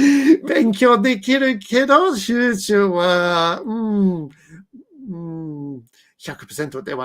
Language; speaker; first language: Japanese; non-native, learner; English